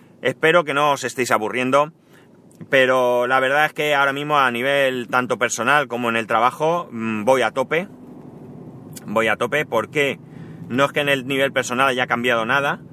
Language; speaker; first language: Spanish; native; Spanish